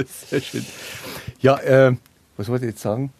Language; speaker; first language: German; native; German